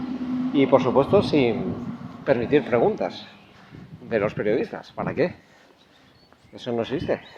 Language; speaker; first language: Spanish; native; Spanish